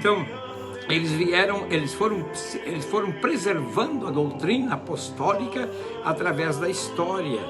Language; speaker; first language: Portuguese; native; Portuguese